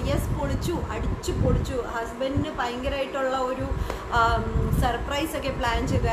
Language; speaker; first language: Malayalam; early bilingual, heritage; Malayalam